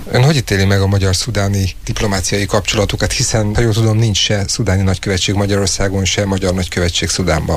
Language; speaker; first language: Hungarian; native; Hungarian